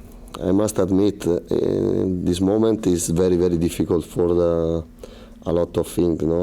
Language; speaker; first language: English; non-native, learner; Italian